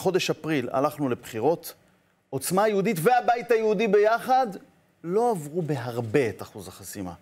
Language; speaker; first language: Hebrew; native; Hebrew